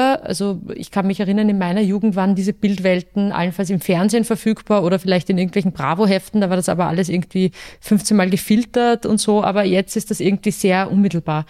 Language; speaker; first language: German; native; German